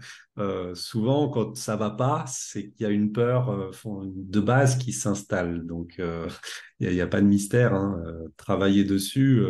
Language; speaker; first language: French; native; French